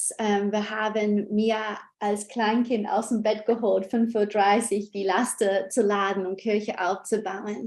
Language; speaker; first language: German; non-native, fluent; English